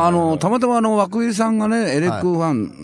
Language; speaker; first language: Japanese; native; Japanese